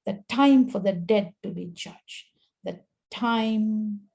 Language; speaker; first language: English; non-native, local second language; Sinhala